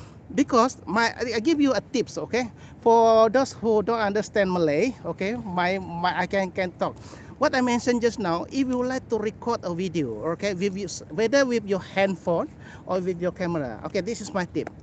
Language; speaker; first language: English; non-native, local second language; Malay